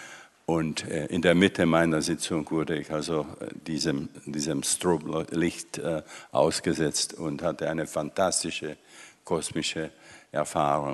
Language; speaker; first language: German; non-native, fluent; Czech